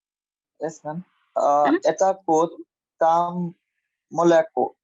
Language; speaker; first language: Russian; non-native, learner; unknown